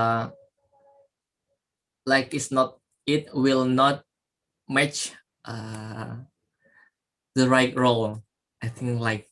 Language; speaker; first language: English; non-native, learner; Indonesian